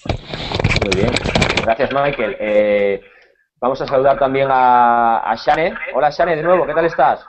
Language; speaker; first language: Spanish; native; Spanish